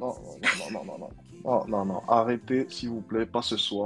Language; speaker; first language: French; native; French